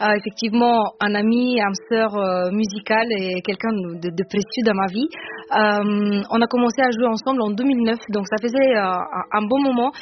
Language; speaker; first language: French; non-native, fluent; Bulgarian